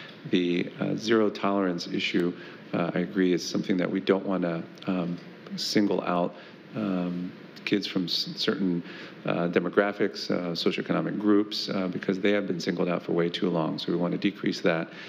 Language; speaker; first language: English; early bilingual, other home language; Spanish